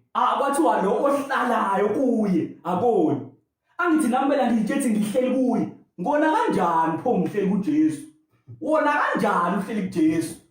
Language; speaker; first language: Zulu; native; Zulu